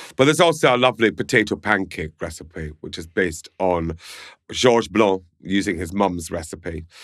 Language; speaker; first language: English; native; English